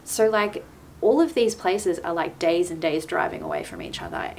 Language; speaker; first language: English; native; English